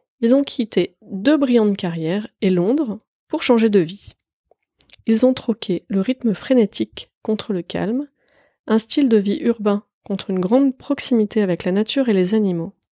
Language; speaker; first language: French; native; French